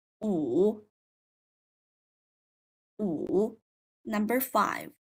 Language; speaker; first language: English; non-native, fluent; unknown